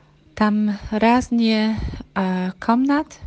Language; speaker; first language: Russian; non-native, learner; Hebrew